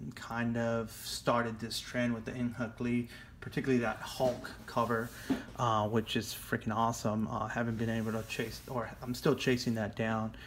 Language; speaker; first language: English; native; English